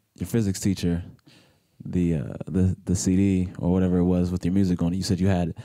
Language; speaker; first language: English; native; English